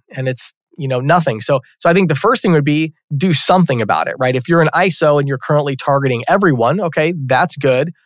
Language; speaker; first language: English; native; English